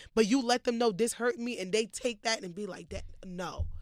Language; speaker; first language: English; native; English